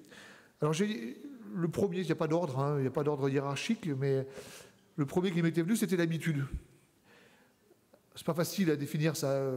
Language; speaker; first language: French; native; French